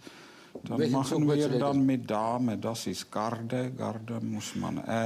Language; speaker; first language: German; non-native, fluent; Czech